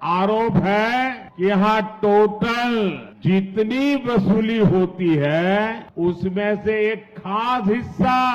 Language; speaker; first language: Hindi; non-native, local second language; Gujarati